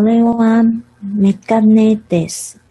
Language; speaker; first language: Japanese; non-native, learner; Chinese